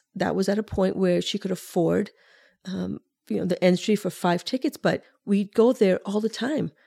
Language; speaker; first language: English; early bilingual, other home language; Spanish